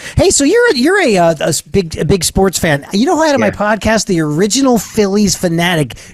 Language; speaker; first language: English; native; English